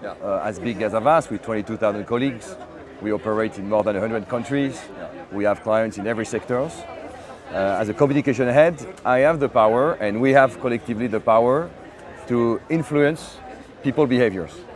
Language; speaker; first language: English; non-native, fluent; French